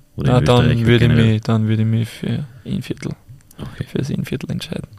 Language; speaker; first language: German; native; German